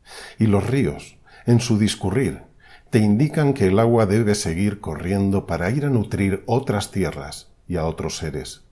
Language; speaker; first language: Spanish; native; Spanish